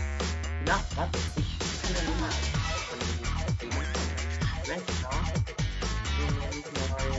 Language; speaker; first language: German; native; German